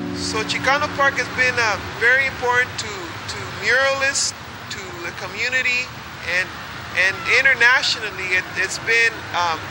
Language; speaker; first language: English; early bilingual, other home language; Spanish